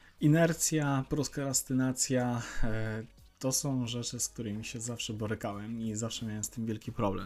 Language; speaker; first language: Polish; native; Polish